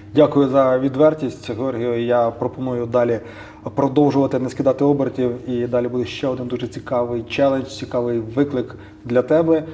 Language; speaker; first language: Ukrainian; native; Ukrainian